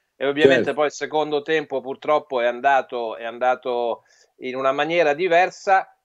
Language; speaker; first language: Italian; native; Italian